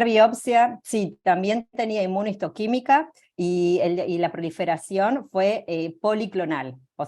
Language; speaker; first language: Spanish; native; Spanish